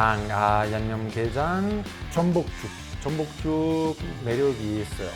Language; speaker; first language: Korean; non-native, learner; Italian